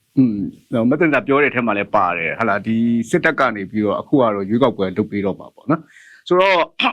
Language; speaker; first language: Burmese; native; Burmese